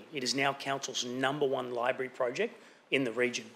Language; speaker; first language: English; native; English